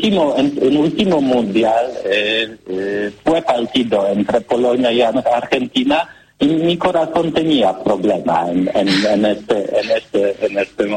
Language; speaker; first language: Spanish; non-native, learner; Polish